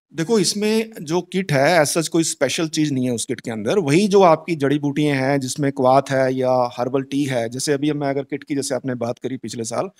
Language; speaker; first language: Hindi; native; Hindi